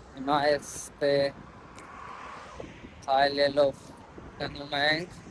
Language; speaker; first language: Armenian; non-native, learner; Hindi